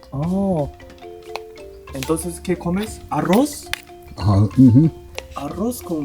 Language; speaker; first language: Spanish; non-native, learner; Japanese